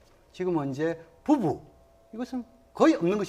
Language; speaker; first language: Korean; native; Korean